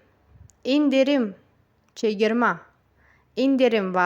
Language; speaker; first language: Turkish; non-native, fluent; Uzbek